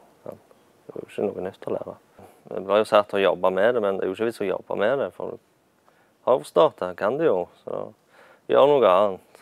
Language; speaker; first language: Norwegian; native; Norwegian